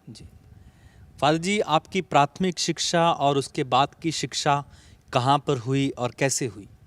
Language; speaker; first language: Hindi; native; Hindi